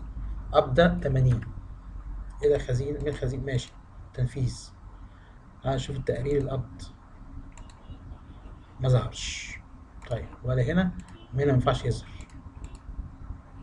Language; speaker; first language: Arabic; native; Arabic